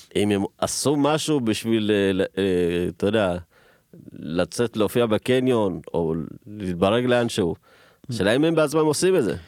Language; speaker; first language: Hebrew; early bilingual, other home language; Amharic